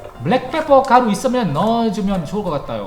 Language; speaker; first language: Korean; non-native, fluent; Malay